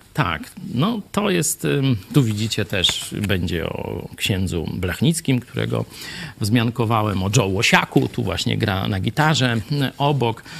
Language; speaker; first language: Polish; native; Polish